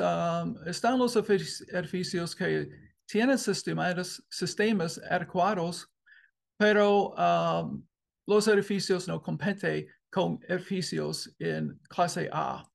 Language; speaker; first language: Spanish; non-native, learner; English